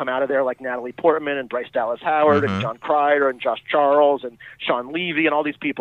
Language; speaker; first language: English; native; English